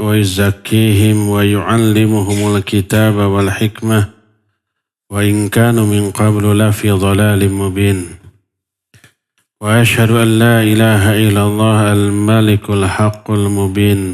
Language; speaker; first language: Arabic; non-native, fluent; Indonesian